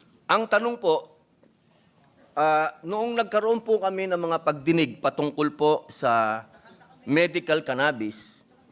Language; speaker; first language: Filipino; native; Filipino